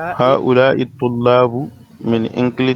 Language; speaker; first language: Arabic; non-native, learner; French